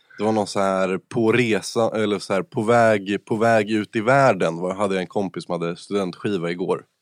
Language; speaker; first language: Swedish; native; Swedish